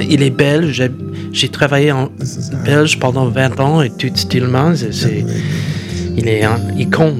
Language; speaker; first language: French; non-native, fluent; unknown